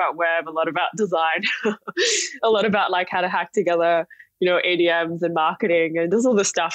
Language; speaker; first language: English; native; English